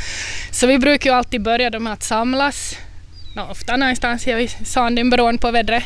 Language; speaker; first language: Swedish; native; Swedish